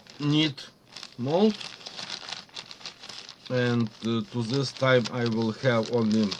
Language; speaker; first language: English; non-native, learner; Ukrainian